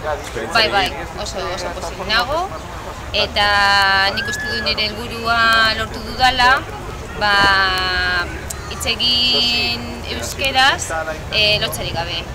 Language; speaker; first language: Basque; non-native, local second language; Spanish